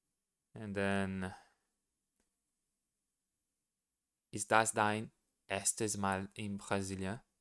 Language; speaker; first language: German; non-native, learner; Portuguese